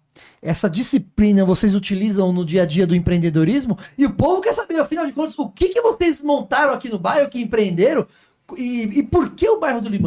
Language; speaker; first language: Portuguese; native; Portuguese